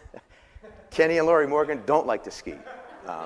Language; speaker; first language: English; native; English